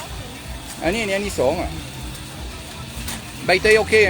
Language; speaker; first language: Thai; non-native, learner; French